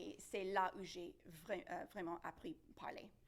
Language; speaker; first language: French; non-native, local second language; English